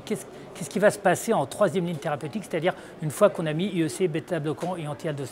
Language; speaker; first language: French; native; French